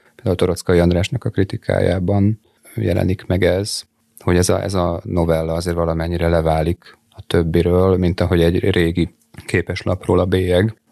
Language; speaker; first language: Hungarian; native; Hungarian